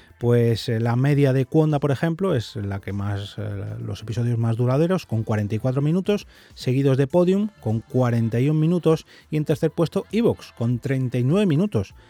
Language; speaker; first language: Spanish; native; Spanish